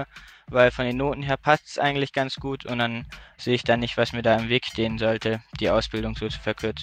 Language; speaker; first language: German; native; German